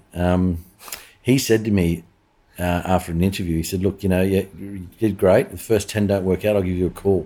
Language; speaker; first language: English; native; English